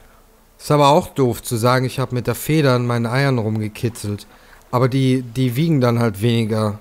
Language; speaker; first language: German; native; German